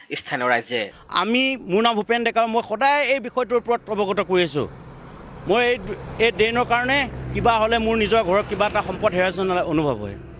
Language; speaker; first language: Assamese; native; Assamese